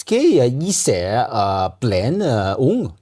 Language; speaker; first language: Danish; non-native, learner; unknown